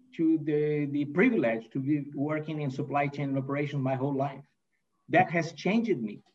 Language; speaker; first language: English; non-native, fluent; Portuguese